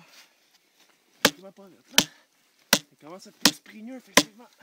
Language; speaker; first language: French; native; French